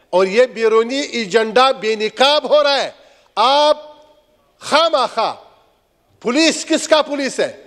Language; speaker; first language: Urdu; non-native, local second language; Pashto